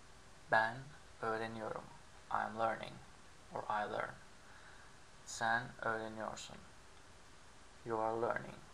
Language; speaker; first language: Turkish; non-native, learner; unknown